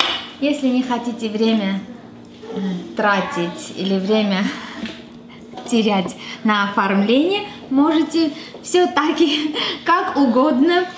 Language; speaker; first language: Russian; non-native, fluent; Armenian